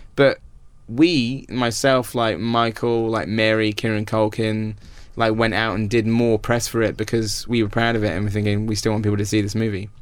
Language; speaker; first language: English; native; English